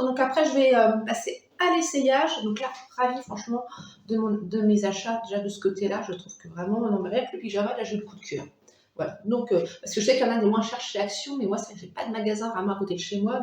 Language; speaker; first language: French; native; French